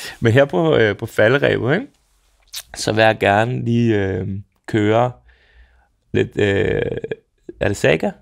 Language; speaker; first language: Danish; early bilingual, other home language; Serbian